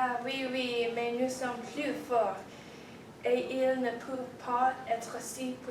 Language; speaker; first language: French; non-native, learner; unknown